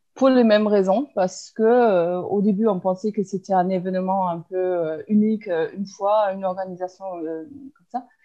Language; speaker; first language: French; non-native, fluent; German